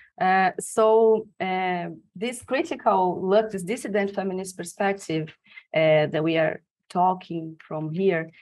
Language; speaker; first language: English; non-native, fluent; Portuguese